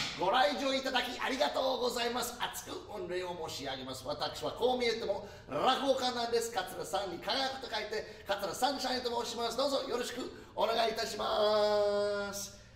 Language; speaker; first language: Japanese; non-native, fluent; English